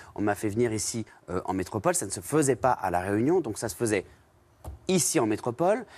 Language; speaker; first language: French; native; French